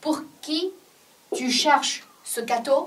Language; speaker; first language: French; non-native, fluent; Chinese